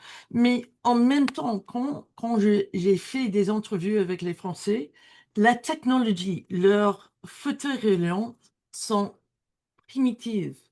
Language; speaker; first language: French; non-native, learner; English